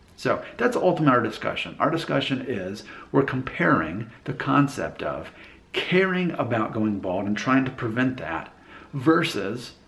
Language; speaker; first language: English; native; English